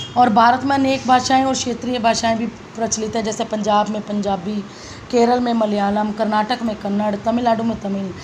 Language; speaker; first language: Hindi; native; Hindi